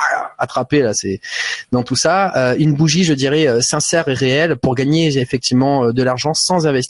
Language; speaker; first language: French; native; French